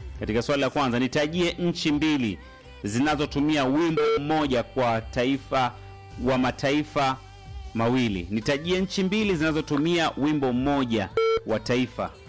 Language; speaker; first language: Swahili; native; Swahili